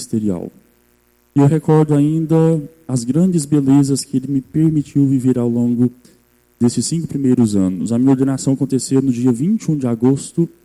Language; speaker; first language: Portuguese; native; Portuguese